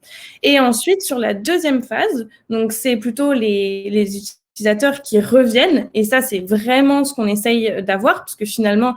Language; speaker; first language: French; native; French